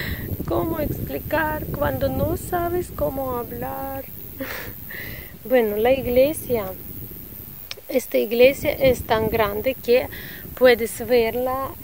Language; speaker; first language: Spanish; non-native, fluent; Russian